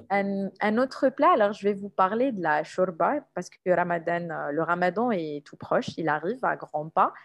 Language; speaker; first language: French; non-native, local second language; Arabic